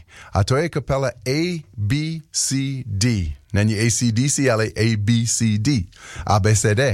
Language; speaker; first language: Czech; non-native, learner; English